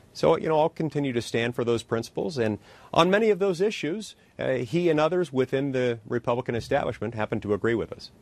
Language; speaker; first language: English; native; English